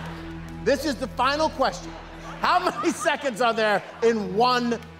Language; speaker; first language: English; native; English